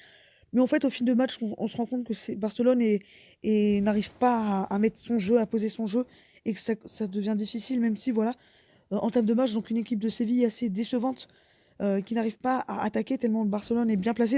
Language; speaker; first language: French; native; French